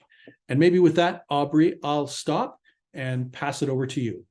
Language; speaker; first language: English; native; English